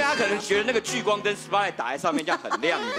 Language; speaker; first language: Chinese; native; Chinese